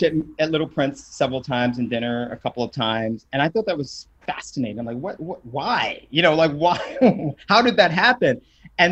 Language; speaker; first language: English; native; English